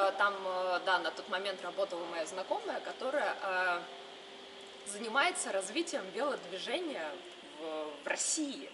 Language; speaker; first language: Russian; native; Russian